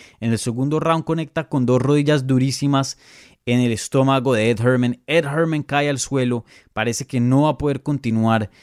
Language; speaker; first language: Spanish; native; Spanish